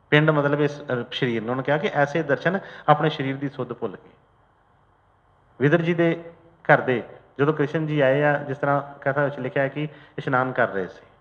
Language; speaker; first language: Hindi; non-native, local second language; Punjabi